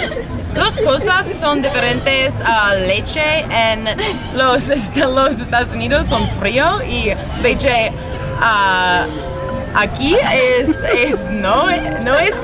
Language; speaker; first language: Spanish; non-native, learner; English